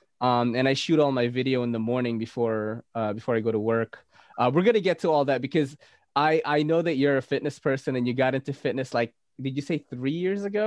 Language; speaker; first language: English; native; English